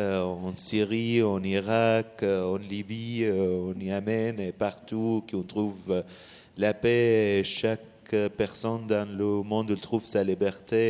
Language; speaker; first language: French; non-native, learner; Arabic